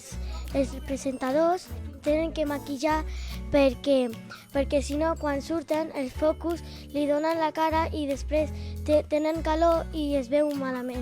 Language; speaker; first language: Catalan; non-native, local second language; Spanish